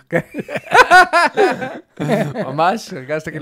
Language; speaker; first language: Hebrew; native; Hebrew